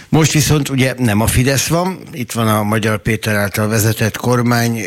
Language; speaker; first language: Hungarian; native; Hungarian